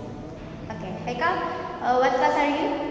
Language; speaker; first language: English; non-native, learner; Indonesian